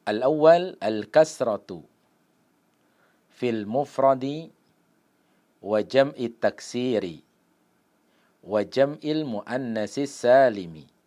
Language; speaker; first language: Arabic; non-native, fluent; Indonesian